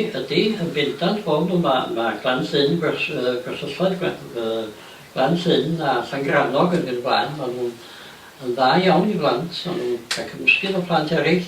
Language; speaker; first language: Welsh; native; Welsh